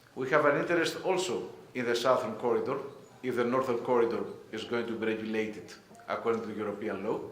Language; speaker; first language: English; non-native, fluent; Greek